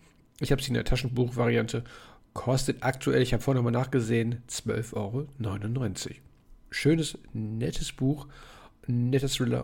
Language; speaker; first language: German; native; German